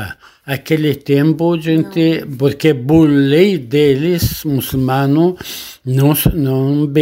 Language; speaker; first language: Portuguese; non-native, learner; Arabic